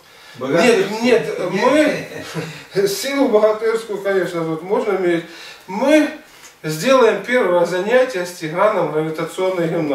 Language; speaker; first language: Russian; native; Russian